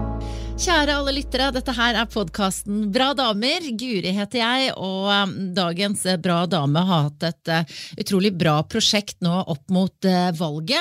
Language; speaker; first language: Norwegian; native; Norwegian